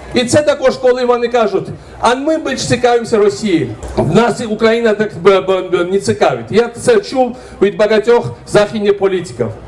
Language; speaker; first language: Ukrainian; non-native, fluent; Georgian